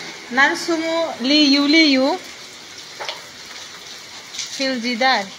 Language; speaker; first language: Arabic; non-native, learner; Bangla